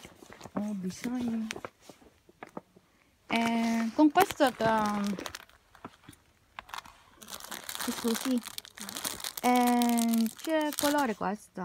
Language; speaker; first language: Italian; non-native, learner; Filipino